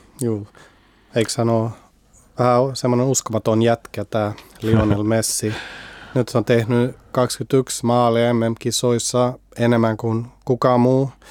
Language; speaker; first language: Finnish; early bilingual, heritage; Finnish